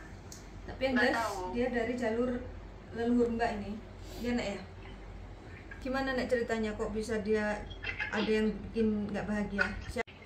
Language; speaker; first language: Indonesian; native; Indonesian